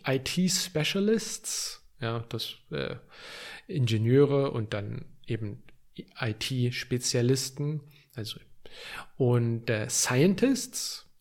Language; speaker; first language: German; native; German